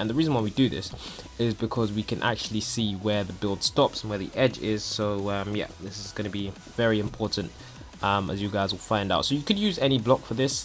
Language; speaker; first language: English; native; English